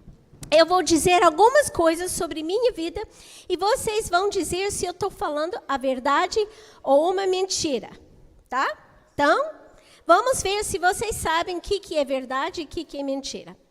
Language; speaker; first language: Portuguese; non-native, fluent; English